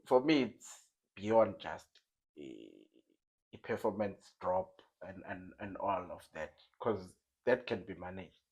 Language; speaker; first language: English; non-native, local second language; Zulu